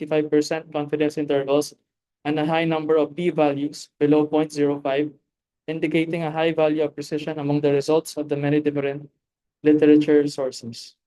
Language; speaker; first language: English; non-native, local second language; Filipino